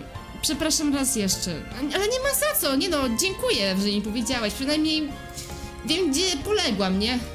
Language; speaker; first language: Polish; native; Polish